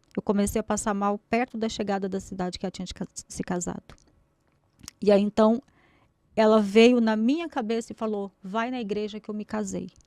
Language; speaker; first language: Portuguese; native; Portuguese